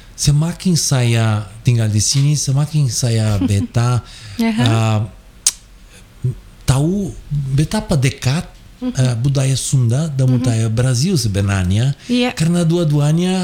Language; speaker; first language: Indonesian; non-native, fluent; Portuguese